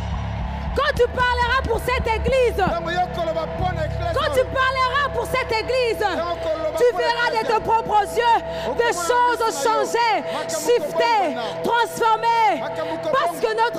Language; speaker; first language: French; non-native, local second language; Lingala